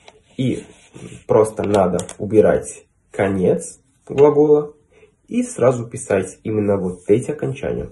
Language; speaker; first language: Russian; non-native, fluent; Italian